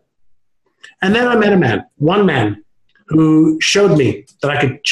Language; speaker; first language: English; non-native, fluent; Hebrew